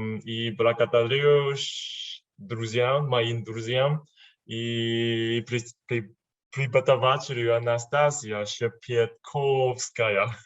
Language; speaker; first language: Russian; non-native, learner; Chinese